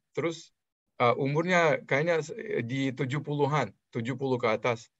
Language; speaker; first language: Indonesian; non-native, fluent; Russian